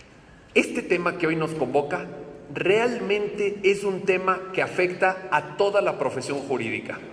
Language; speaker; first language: Spanish; native; Spanish